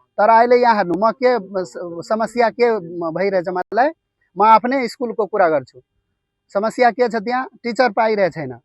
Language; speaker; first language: Nepali; non-native, local second language; Urdu